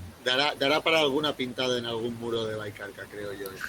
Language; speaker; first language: Spanish; native; Spanish